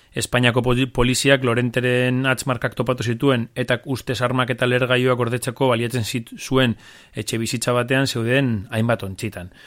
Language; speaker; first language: Basque; native; Basque